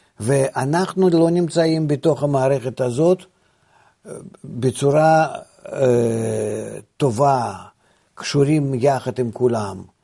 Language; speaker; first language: Hebrew; non-native, fluent; Russian